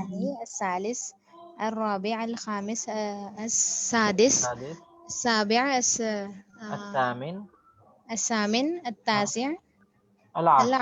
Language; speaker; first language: Arabic; non-native, learner; Urdu